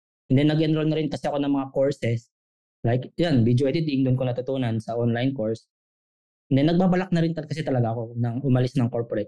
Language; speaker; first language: Filipino; native; Filipino